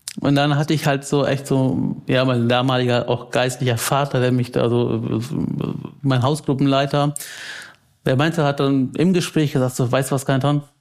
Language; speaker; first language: German; early bilingual, other home language; Tamil